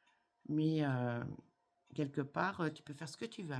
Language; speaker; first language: French; native; French